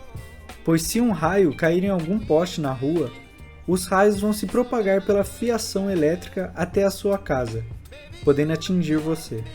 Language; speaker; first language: Portuguese; native; Portuguese